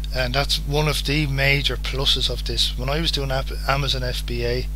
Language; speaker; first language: English; native; English